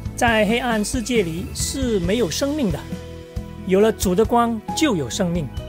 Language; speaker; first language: Chinese; native; Chinese